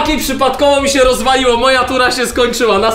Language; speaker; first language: Polish; native; Polish